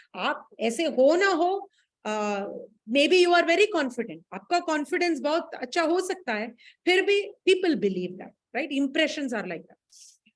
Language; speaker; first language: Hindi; non-native, local second language; Tamil